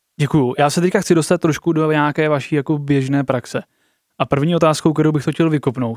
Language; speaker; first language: Czech; native; Czech